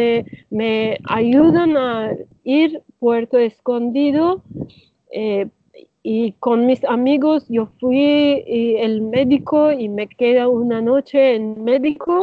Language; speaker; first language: Spanish; non-native, learner; Turkish